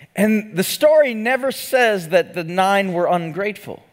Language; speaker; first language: English; native; English